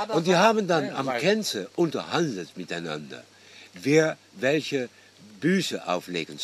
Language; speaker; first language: German; non-native, fluent; Dutch